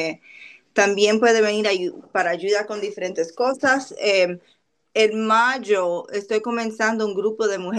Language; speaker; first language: Spanish; early bilingual, other home language; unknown